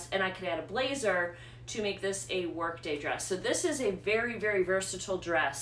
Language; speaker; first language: English; native; English